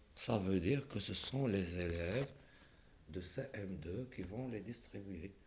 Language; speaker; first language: French; non-native, local second language; Arabic